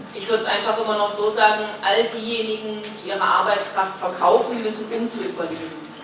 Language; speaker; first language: German; native; German